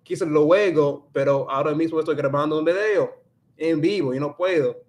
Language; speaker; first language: Spanish; non-native, learner; English